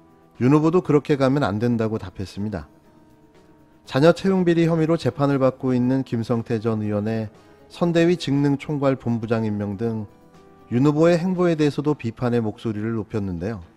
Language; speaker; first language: Korean; native; Korean